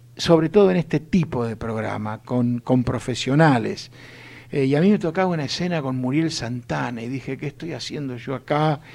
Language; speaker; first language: Spanish; native; Spanish